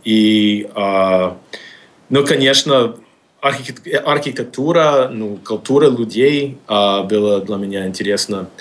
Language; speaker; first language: Russian; non-native, fluent; English